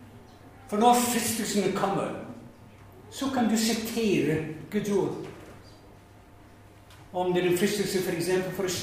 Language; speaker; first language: Swedish; non-native, fluent; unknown